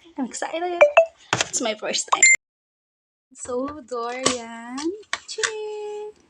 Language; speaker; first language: English; non-native, learner; Filipino